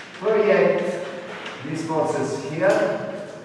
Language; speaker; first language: English; non-native, fluent; Italian